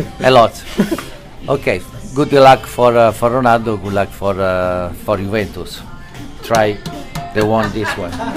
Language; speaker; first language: English; non-native, learner; Italian